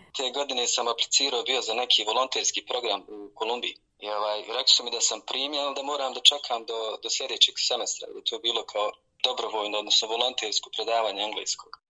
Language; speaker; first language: Bosnian; native; Bosnian